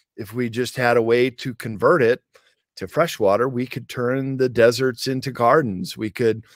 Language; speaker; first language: English; native; English